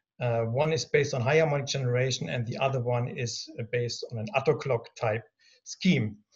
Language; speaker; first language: English; non-native, fluent; German